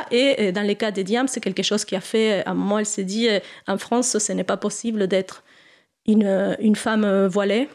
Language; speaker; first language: French; non-native, fluent; Spanish